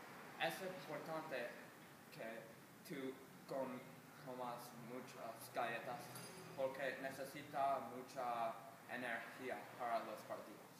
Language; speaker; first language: Spanish; non-native, learner; English